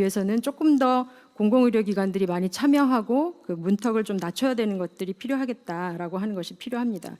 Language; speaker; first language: Korean; native; Korean